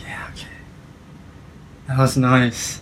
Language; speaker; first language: English; non-native, fluent; Japanese